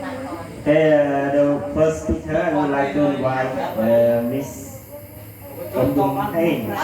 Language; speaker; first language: English; non-native, learner; Khmer